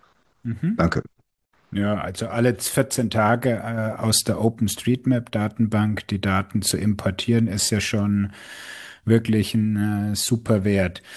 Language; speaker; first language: German; native; German